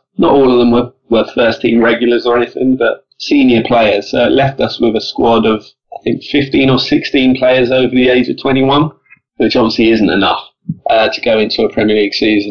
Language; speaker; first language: English; native; English